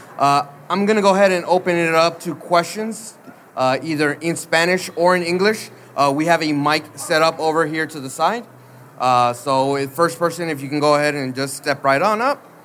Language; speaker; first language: English; early bilingual, other home language; Spanish